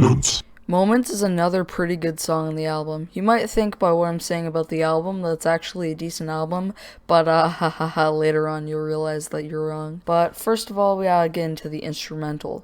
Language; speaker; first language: English; native; English